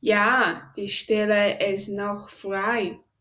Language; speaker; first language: German; non-native, learner; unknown